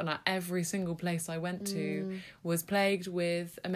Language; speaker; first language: English; native; English